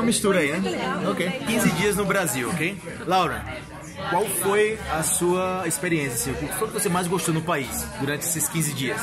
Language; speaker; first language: Portuguese; native; Portuguese